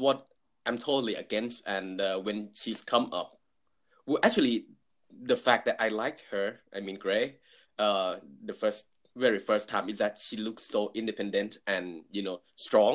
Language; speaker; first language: English; non-native, fluent; Thai